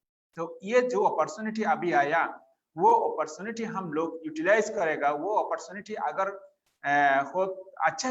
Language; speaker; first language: Hindi; non-native, fluent; Bangla